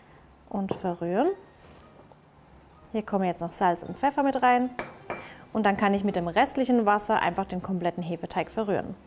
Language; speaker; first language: German; native; German